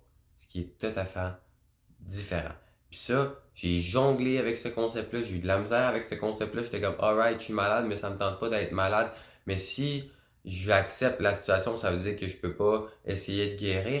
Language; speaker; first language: French; native; French